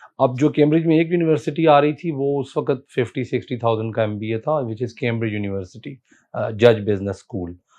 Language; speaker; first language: Urdu; native; Urdu